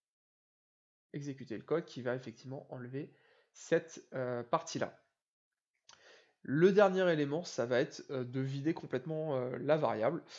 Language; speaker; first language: French; native; French